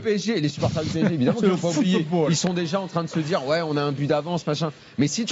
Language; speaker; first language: French; native; French